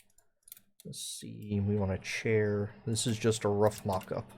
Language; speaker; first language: English; native; English